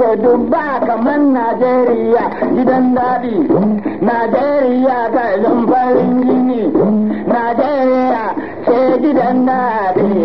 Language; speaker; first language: Hausa; non-native, local second language; Fula